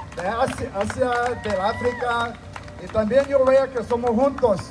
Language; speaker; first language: Spanish; early bilingual, heritage; Spanish